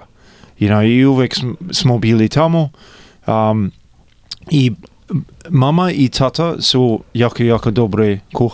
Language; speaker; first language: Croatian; early bilingual, heritage; Croatian